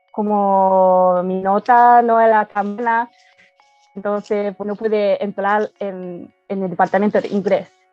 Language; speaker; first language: Spanish; non-native, fluent; Japanese